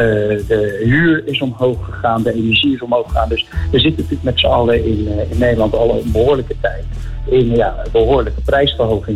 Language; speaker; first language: Dutch; native; Dutch